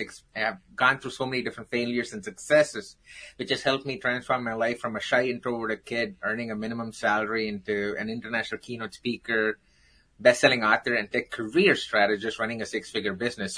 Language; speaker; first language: English; non-native, local second language; Tamil